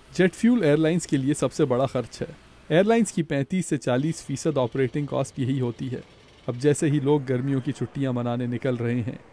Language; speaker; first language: Urdu; native; Urdu